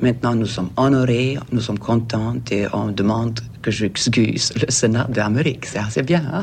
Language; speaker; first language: French; non-native, fluent; Swedish